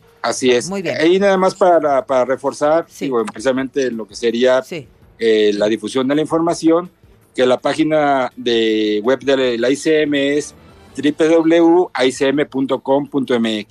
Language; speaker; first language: Spanish; native; Spanish